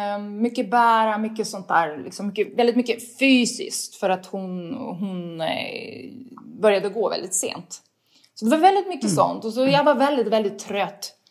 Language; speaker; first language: Swedish; non-native, fluent; Russian